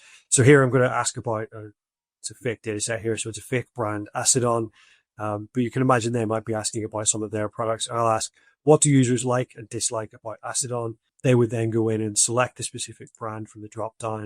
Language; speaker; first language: English; native; English